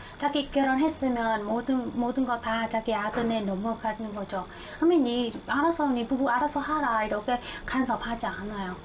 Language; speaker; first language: Korean; non-native, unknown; Vietnamese